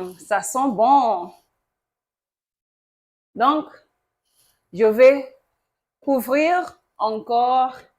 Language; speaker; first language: French; non-native, local second language; Yoruba